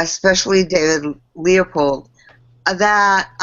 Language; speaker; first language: English; native; English